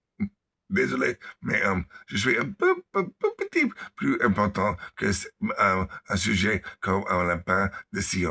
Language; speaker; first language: French; non-native, learner; English